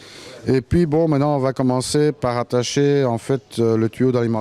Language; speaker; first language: French; native; French